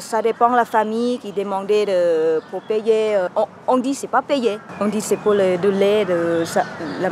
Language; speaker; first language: French; non-native, learner; Thai